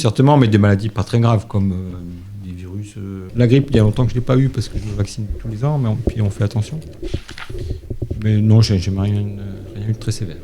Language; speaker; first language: French; native; French